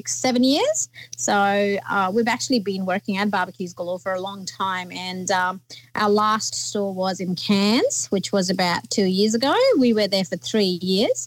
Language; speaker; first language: English; non-native, local second language; Nepali